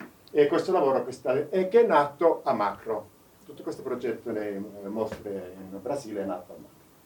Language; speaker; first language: Italian; non-native, fluent; Finnish